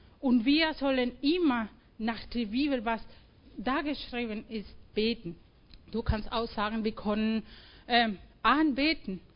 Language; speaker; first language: German; non-native, fluent; Spanish